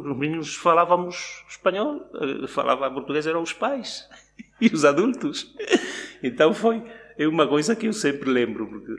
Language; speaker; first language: Portuguese; non-native, local second language; Spanish